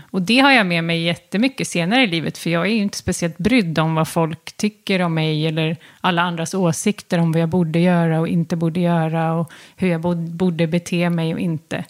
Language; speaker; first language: Swedish; native; Swedish